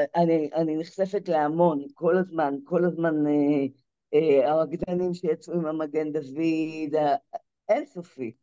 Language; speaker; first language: Hebrew; native; Hebrew